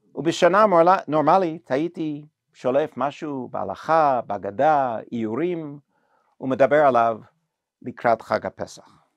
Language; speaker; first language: Hebrew; non-native, fluent; English